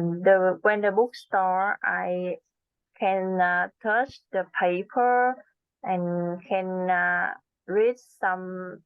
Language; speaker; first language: English; non-native, learner; Vietnamese